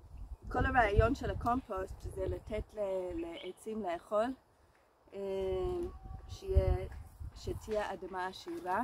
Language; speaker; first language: Hebrew; non-native, fluent; English